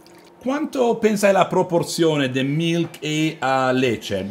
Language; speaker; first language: Spanish; non-native, learner; Italian